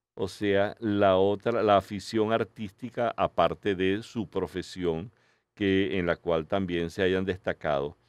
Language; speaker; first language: Spanish; native; Spanish